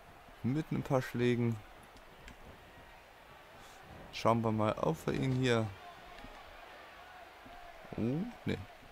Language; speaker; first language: German; native; German